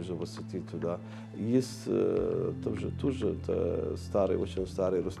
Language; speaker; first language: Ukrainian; non-native, learner; Arabic